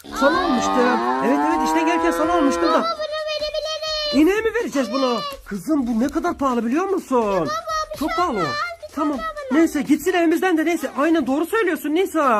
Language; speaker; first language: Turkish; native; Turkish